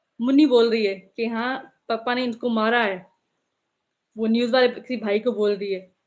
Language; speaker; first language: Urdu; non-native, local second language; Sindhi